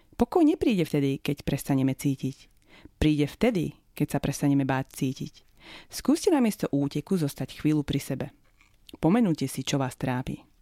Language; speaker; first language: Slovak; native; Slovak